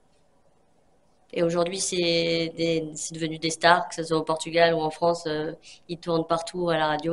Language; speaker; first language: French; native; French